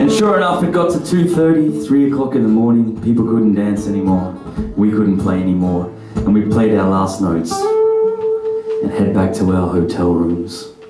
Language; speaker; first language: English; native; English